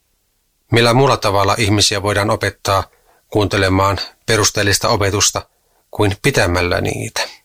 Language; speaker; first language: Finnish; native; Finnish